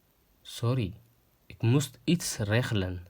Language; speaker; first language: Dutch; non-native, fluent; Tigrinya